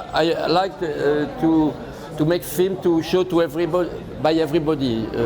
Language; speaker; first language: English; non-native, fluent; French